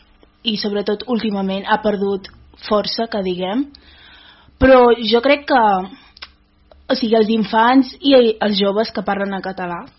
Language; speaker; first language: Catalan; early bilingual, other home language; Wolof